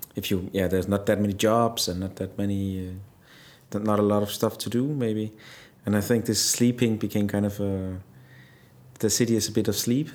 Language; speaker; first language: English; non-native, fluent; Danish